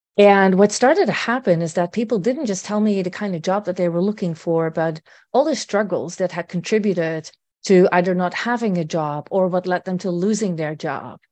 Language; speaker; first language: English; non-native, fluent; Dutch